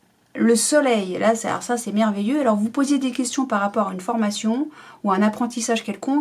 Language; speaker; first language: French; native; French